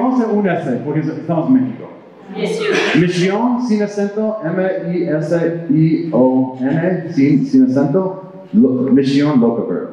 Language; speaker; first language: Spanish; non-native, fluent; English